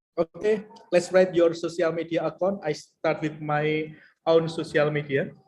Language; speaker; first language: English; non-native, learner; Indonesian